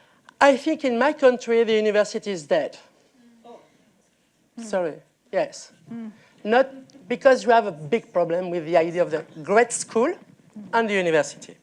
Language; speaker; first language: English; non-native, learner; French